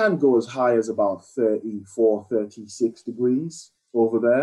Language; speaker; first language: English; native; English